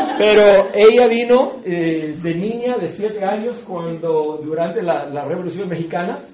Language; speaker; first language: Spanish; early bilingual, heritage; English